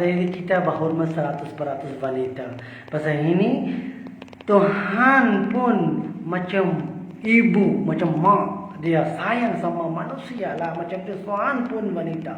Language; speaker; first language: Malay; non-native, learner; Urdu